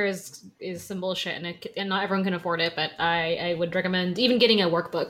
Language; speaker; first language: English; native; English